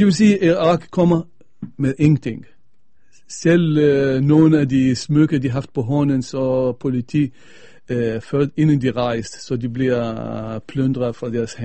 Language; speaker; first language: Danish; non-native, fluent; Arabic